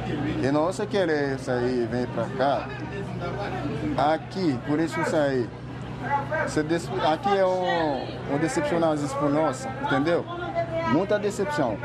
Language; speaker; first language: Portuguese; non-native, learner; Haitian Creole